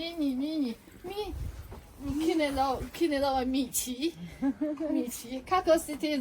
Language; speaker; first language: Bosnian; non-native, learner; Chinese